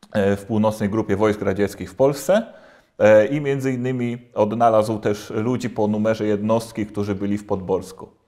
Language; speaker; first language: Polish; native; Polish